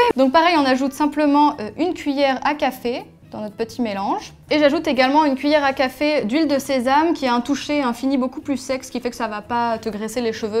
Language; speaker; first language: French; native; French